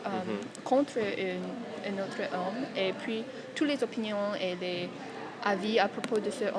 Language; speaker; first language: French; non-native, fluent; English